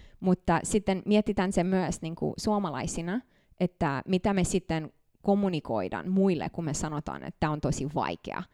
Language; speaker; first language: Finnish; non-native, fluent; Romanian